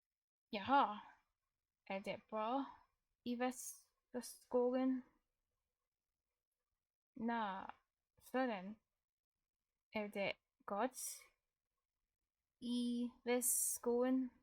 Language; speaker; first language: Swedish; non-native, learner; English